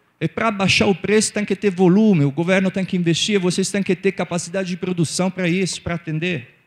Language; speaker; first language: Portuguese; non-native, fluent; Italian